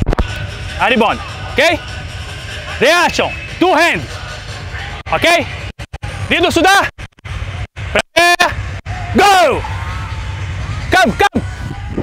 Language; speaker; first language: English; non-native, learner; Portuguese